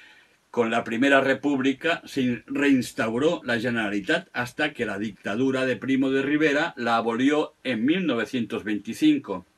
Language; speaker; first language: Spanish; non-native, local second language; Catalan